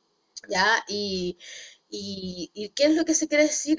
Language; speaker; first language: Spanish; native; Spanish